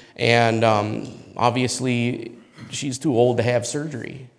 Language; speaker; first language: English; native; English